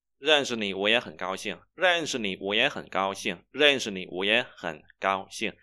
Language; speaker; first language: Chinese; non-native, fluent; Vietnamese